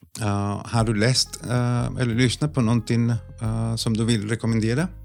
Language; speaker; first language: Swedish; non-native, fluent; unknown